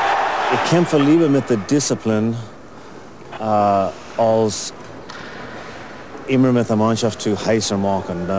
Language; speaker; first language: German; non-native, learner; English